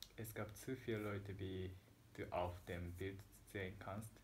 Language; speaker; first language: German; non-native, learner; Japanese